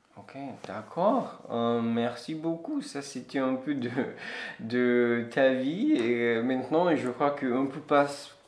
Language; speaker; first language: French; non-native, fluent; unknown